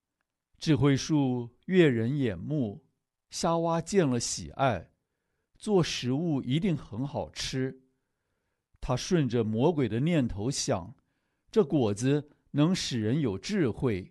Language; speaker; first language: Chinese; native; Chinese